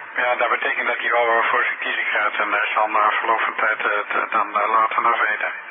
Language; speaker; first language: Dutch; native; Dutch